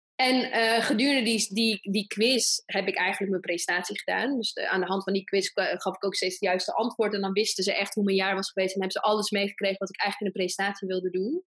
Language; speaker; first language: Dutch; early bilingual, other home language; Persian